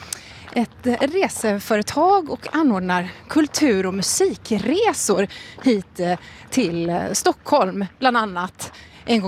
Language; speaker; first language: Swedish; native; Swedish